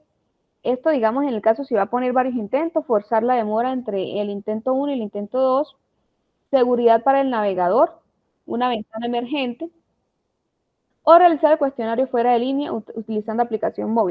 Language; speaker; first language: Spanish; native; Spanish